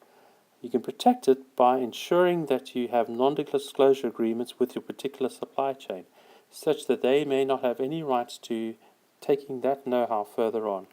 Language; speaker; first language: English; native; English